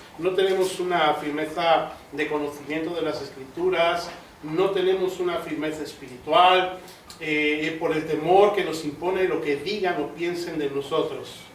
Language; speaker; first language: Spanish; native; Spanish